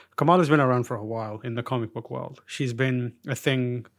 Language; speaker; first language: English; early bilingual, other home language; Urdu